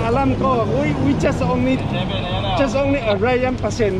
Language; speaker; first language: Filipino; non-native, learner; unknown